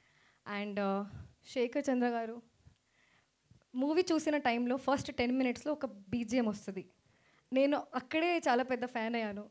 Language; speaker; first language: Telugu; non-native, fluent; Hindi